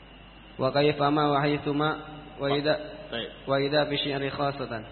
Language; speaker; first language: Arabic; non-native, learner; Indonesian